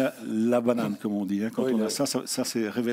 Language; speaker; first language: French; native; French